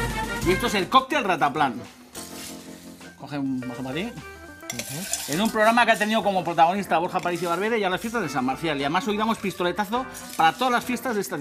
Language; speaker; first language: Spanish; native; Spanish